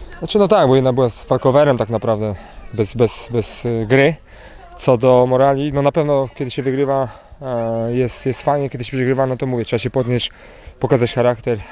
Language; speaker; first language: Polish; native; Polish